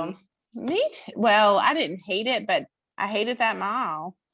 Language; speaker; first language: English; native; English